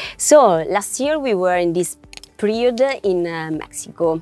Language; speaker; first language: English; non-native, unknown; Italian